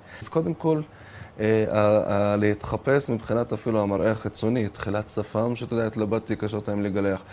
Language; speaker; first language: Hebrew; non-native, local second language; Arabic